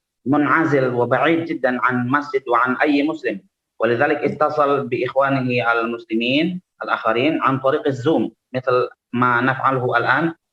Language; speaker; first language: Arabic; non-native, fluent; Indonesian